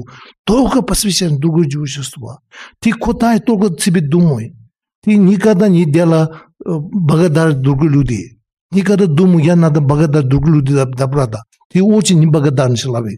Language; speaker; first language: Russian; non-native, learner; Tibetan